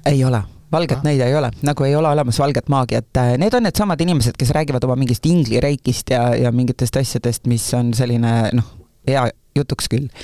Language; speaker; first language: Estonian; native; Estonian